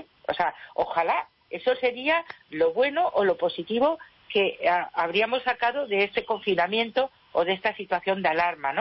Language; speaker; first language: Spanish; native; Spanish